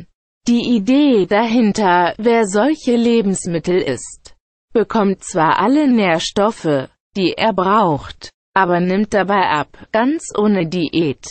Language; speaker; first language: German; native; German